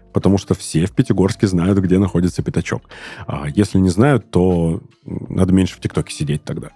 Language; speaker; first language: Russian; native; Russian